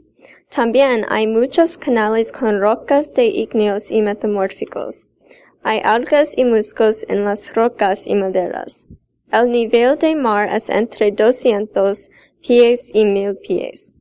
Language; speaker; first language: Spanish; non-native, learner; English